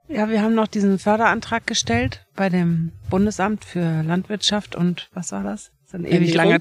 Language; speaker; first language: German; native; German